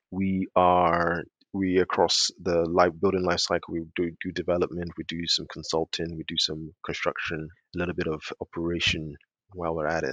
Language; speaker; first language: English; native; English